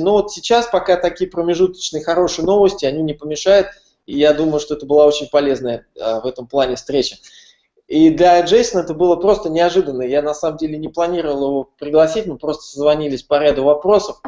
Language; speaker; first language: Russian; native; Russian